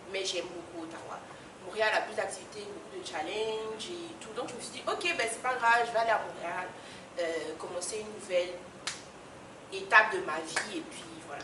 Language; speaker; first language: French; native; French